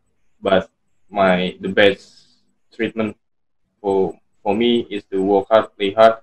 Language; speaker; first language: English; non-native, learner; Indonesian